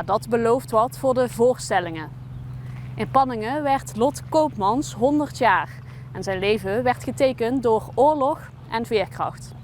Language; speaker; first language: Dutch; native; Dutch